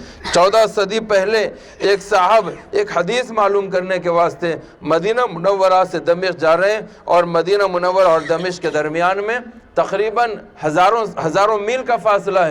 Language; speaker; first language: Urdu; native; Urdu